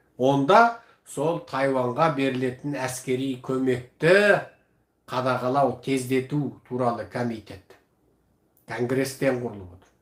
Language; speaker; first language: Kazakh; early bilingual, heritage; Kazakh